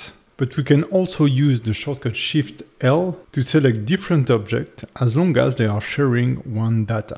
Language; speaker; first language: English; non-native, fluent; French